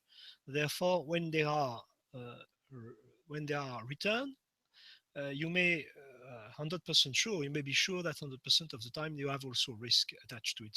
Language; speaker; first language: English; non-native, fluent; French